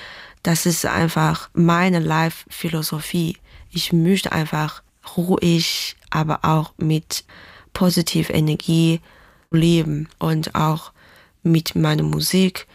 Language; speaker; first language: German; non-native, fluent; Chinese